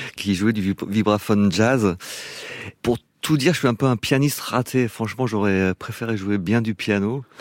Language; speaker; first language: French; non-native, fluent; English